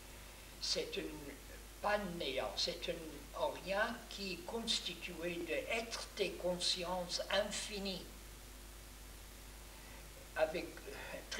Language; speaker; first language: French; non-native, fluent; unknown